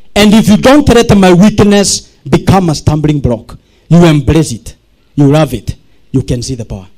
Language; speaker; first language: English; non-native, local second language; Swahili